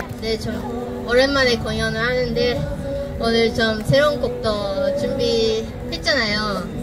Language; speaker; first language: Korean; non-native, learner; Japanese